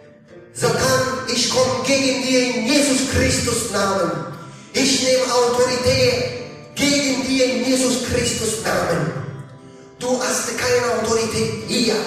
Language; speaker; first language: German; non-native, learner; Italian